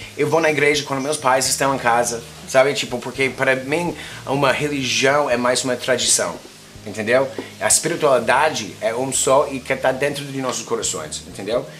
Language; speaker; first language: Portuguese; non-native, fluent; English